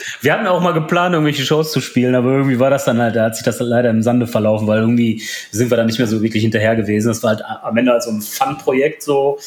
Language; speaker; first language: German; early bilingual, other home language; Polish